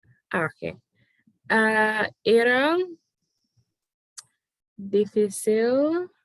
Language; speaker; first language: Spanish; non-native, learner; English